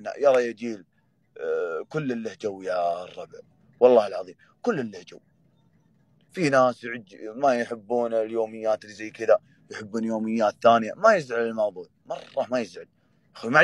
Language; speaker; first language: Arabic; native; Arabic